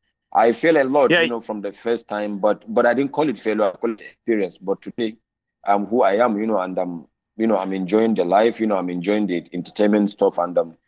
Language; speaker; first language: English; non-native, local second language; Hausa